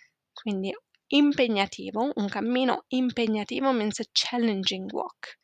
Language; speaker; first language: Italian; native; Italian